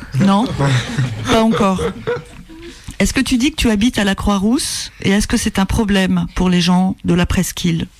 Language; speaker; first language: French; native; French